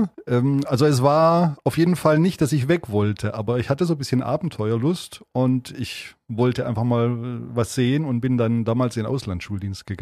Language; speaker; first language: German; native; German